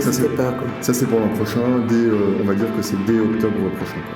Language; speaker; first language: French; native; French